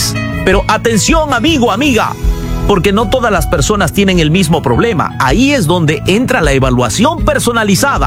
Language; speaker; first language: Spanish; native; Spanish